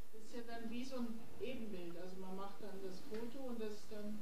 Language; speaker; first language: German; native; German